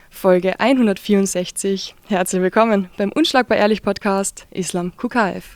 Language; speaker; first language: German; native; German